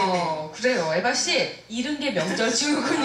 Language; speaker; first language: Korean; native; Korean